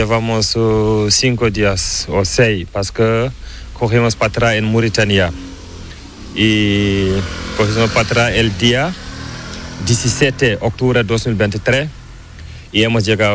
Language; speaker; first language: Spanish; non-native, learner; Fula